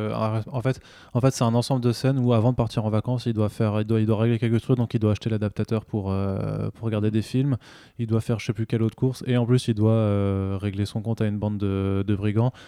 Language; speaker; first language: French; native; French